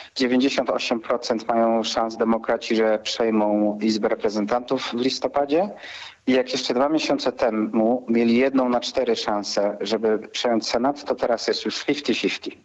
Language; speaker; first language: Polish; native; Polish